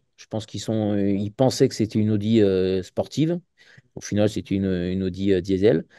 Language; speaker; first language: French; native; French